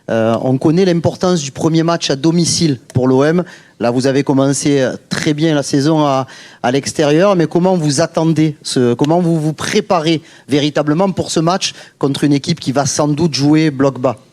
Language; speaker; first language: French; native; French